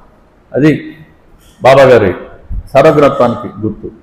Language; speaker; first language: Telugu; native; Telugu